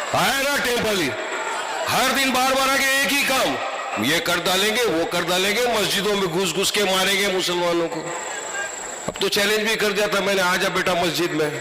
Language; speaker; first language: Hindi; non-native, local second language; Urdu